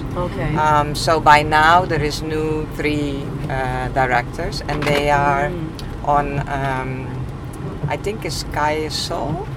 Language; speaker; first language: English; non-native, fluent; Dutch